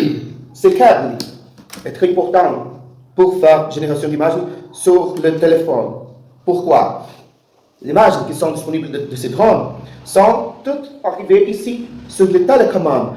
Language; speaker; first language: French; non-native, learner; Portuguese